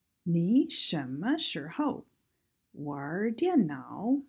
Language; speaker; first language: Chinese; non-native, fluent; English